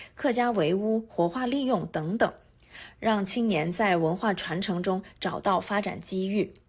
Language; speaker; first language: Chinese; non-native, local second language; Hakka Chinese